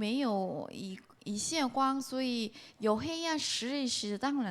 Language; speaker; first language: Chinese; non-native, fluent; Korean